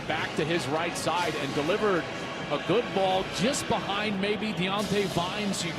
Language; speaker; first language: English; native; English